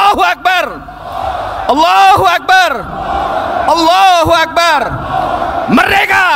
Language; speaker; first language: Indonesian; native; Indonesian